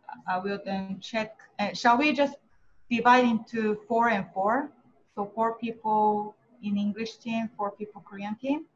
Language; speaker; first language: English; non-native, fluent; Korean